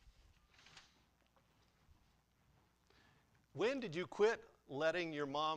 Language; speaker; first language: English; native; English